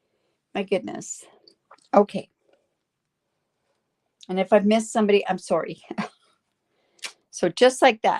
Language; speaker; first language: English; native; English